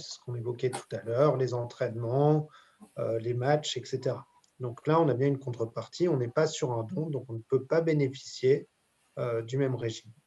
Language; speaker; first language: French; native; French